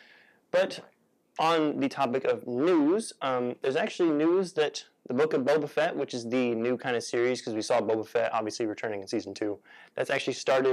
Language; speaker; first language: English; native; English